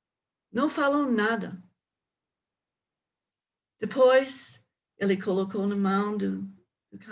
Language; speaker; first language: Portuguese; non-native, learner; English